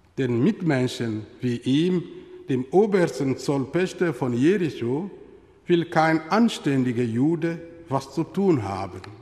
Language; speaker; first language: German; non-native, fluent; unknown